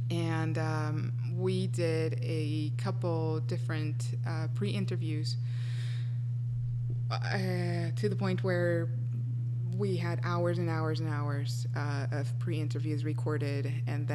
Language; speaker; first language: English; non-native, fluent; Spanish